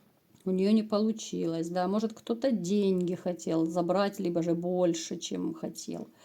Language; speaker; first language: Russian; native; Russian